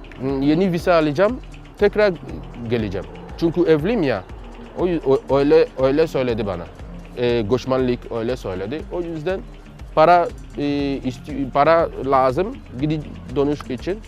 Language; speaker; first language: Turkish; non-native, learner; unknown